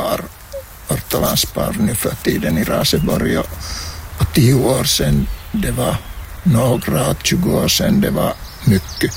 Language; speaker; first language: Swedish; non-native, local second language; Finnish